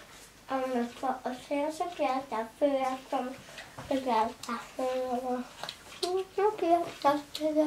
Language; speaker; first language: Swedish; early bilingual, other home language; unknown